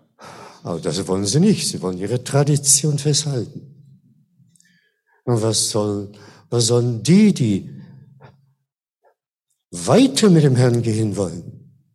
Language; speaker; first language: German; non-native, fluent; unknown